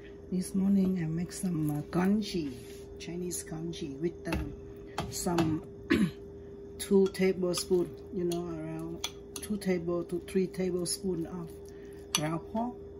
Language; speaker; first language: English; non-native, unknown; Vietnamese